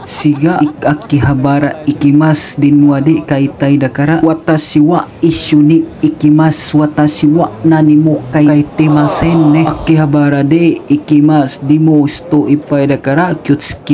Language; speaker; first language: Japanese; non-native, learner; Filipino